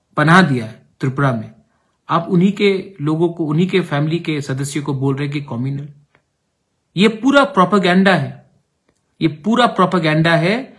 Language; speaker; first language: Hindi; non-native, local second language; Kok Borok